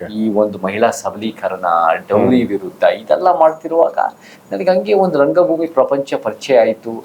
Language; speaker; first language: Kannada; early bilingual, heritage; Kannada